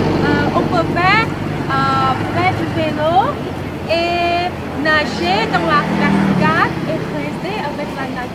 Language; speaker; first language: French; non-native, learner; Thai